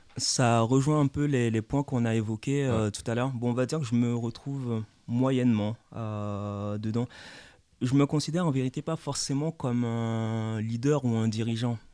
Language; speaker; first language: French; early bilingual, other home language; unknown